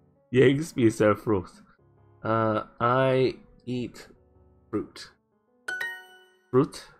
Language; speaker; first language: Danish; non-native, learner; English